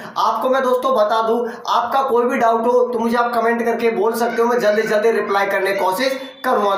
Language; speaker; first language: Hindi; native; Hindi